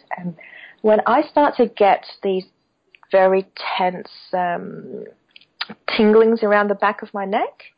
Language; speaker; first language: English; non-native, local second language; Cantonese